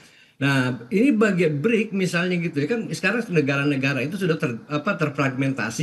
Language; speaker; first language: Indonesian; native; Indonesian